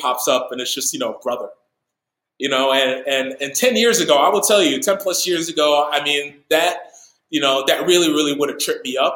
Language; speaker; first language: English; native; English